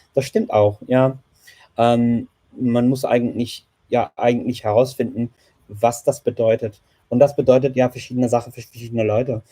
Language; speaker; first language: German; non-native, fluent; English